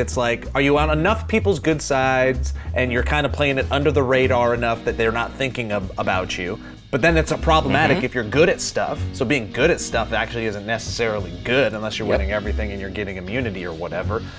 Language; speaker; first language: English; native; English